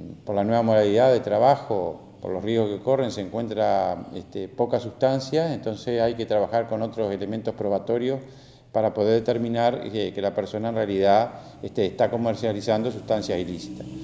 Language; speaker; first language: Spanish; native; Spanish